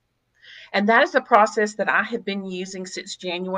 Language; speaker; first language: English; native; English